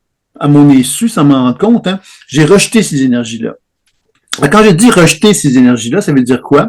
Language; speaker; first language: French; native; French